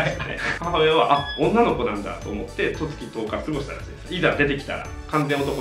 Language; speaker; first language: Japanese; native; Japanese